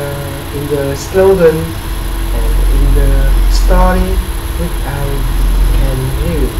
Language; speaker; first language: English; non-native, learner; Vietnamese